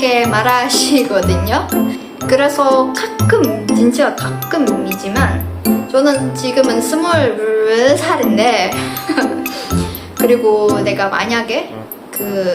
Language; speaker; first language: Korean; non-native, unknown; Indonesian